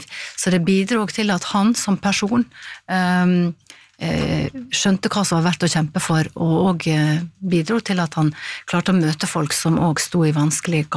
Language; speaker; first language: Norwegian; native; Norwegian